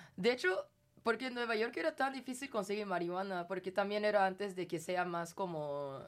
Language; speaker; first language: Spanish; early bilingual, heritage; Spanish